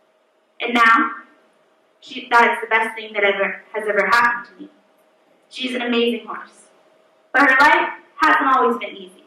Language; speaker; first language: English; native; English